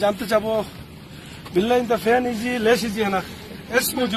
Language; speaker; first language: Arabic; non-native, learner; Bangla